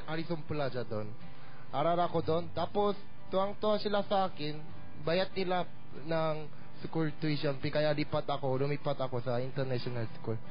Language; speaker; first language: Filipino; non-native, learner; Korean